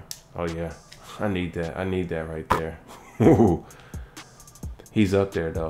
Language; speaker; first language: English; native; English